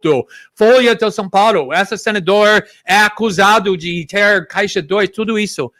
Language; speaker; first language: Portuguese; non-native, fluent; English